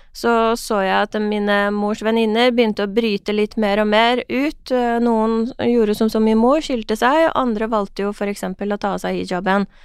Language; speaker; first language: Norwegian; non-native, fluent; Persian